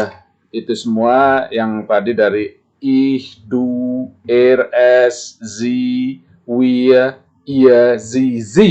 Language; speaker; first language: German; non-native, fluent; Indonesian